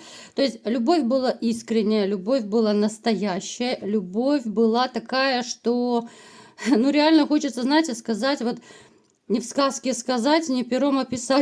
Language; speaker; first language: Russian; native; Russian